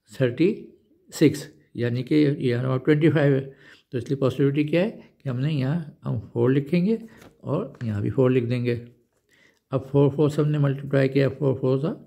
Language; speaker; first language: Urdu; non-native, local second language; Punjabi